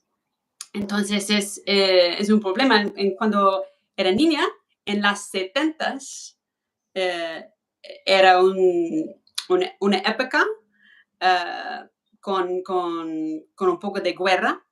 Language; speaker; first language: Spanish; non-native, fluent; English